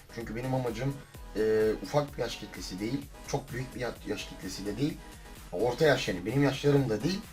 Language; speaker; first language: Turkish; native; Turkish